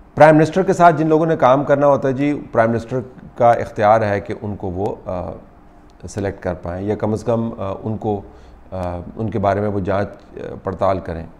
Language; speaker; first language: Urdu; native; Urdu